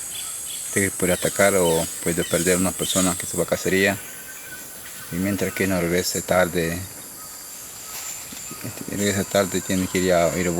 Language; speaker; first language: Spanish; non-native, local second language; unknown